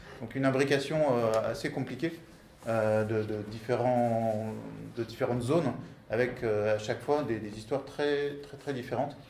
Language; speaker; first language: French; native; French